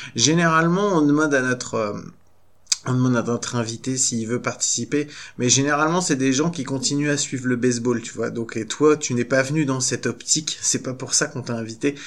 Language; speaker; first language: French; native; French